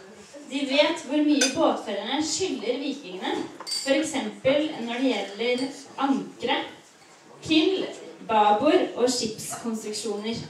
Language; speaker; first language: Norwegian; non-native, learner; French